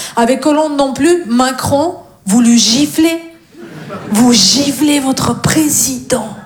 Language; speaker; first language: French; non-native, fluent; Russian